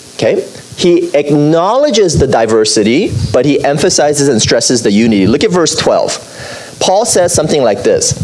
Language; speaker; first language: English; native; English